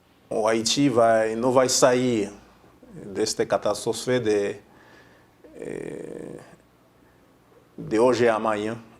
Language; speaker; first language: Portuguese; non-native, fluent; Haitian Creole